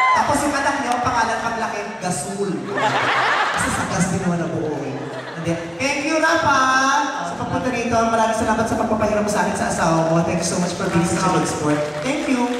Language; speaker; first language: Filipino; native; Filipino